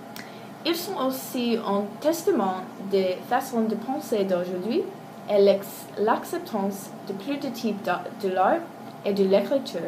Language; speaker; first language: French; non-native, learner; English